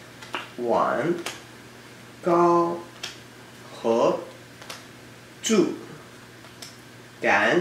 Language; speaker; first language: Chinese; non-native, learner; English